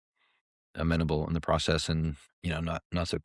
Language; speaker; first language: English; native; English